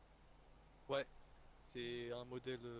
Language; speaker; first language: French; native; French